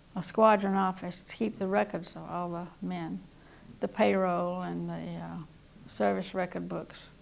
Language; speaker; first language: English; native; English